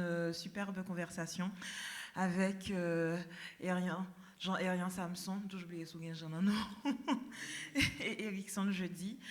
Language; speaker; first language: French; non-native, local second language; Haitian Creole